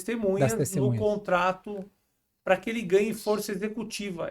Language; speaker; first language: Portuguese; native; Portuguese